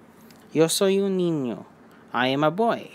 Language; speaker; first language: Spanish; non-native, learner; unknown